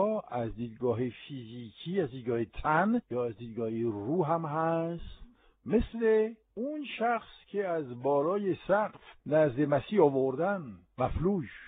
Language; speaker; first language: Persian; non-native, fluent; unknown